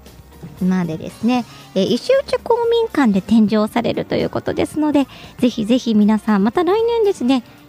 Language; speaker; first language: Japanese; native; Japanese